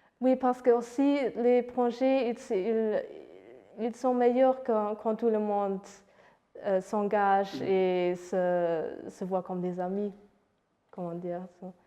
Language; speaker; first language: French; non-native, fluent; Luxembourgish